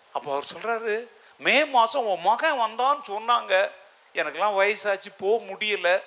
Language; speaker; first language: Tamil; native; Tamil